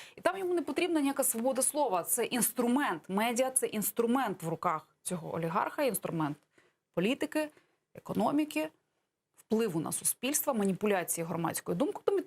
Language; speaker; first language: Ukrainian; native; Ukrainian